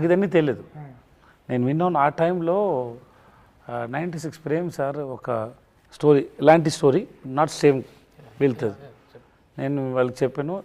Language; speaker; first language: Telugu; non-native, learner; Tamil